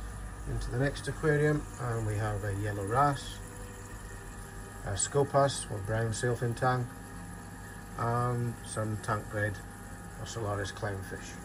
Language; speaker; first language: English; native; English